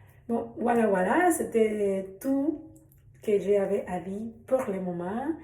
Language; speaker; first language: French; non-native, learner; Spanish